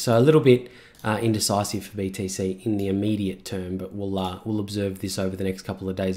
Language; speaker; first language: English; native; English